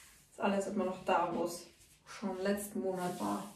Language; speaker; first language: German; native; German